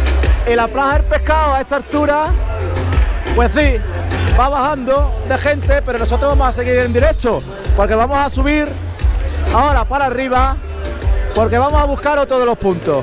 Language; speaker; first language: Spanish; native; Spanish